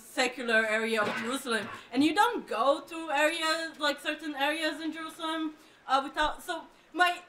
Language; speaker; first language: English; non-native, fluent; Hebrew